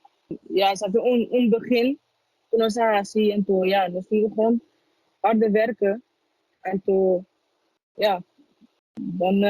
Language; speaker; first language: Dutch; early bilingual, other home language; Papiamento